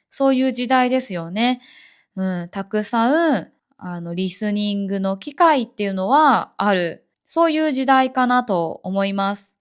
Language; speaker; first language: Japanese; native; Japanese